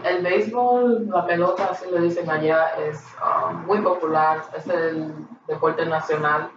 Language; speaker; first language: Spanish; early bilingual, heritage; Spanish